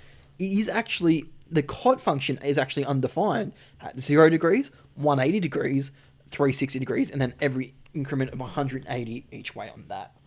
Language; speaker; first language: English; native; English